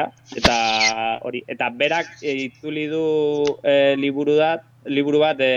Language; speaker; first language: Basque; non-native, local second language; Spanish